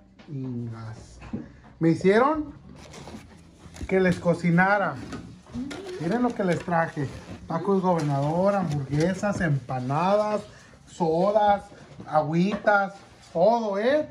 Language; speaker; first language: Spanish; early bilingual, heritage; Spanish